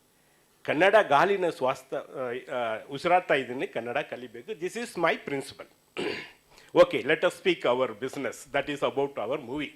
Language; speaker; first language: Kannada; non-native, learner; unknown